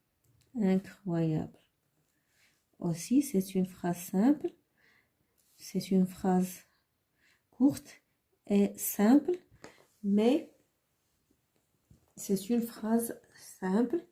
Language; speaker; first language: French; non-native, learner; Arabic